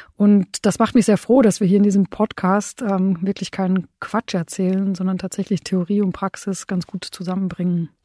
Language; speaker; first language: German; early bilingual, other home language; Romanian